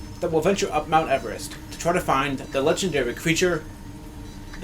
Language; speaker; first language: English; native; English